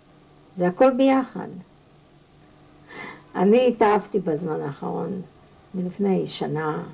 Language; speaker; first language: Hebrew; non-native, fluent; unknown